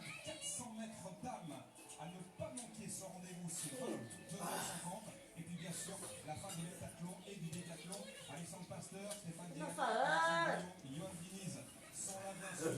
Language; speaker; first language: French; native; French